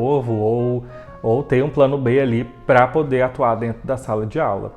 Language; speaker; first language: Portuguese; native; Portuguese